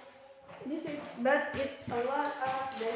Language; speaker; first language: English; non-native, learner; Indonesian